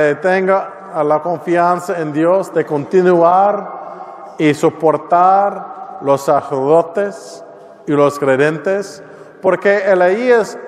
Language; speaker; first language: Spanish; non-native, learner; English